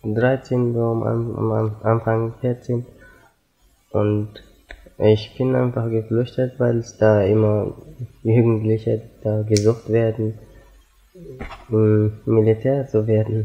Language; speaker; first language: German; non-native, fluent; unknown